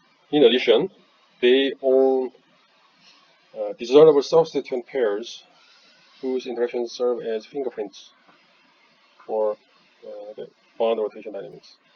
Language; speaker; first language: English; non-native, fluent; Korean